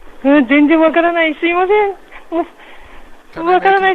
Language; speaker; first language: Japanese; non-native, learner; English